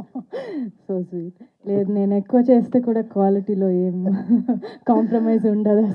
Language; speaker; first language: Telugu; non-native, fluent; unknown